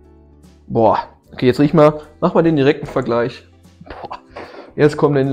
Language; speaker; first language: German; native; German